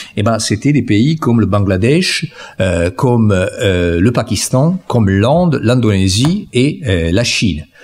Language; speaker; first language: French; non-native, fluent; Italian